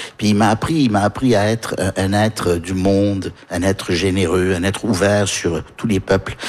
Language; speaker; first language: French; early bilingual, heritage; French